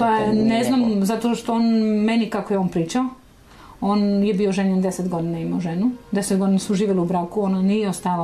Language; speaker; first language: Serbian; native; Serbian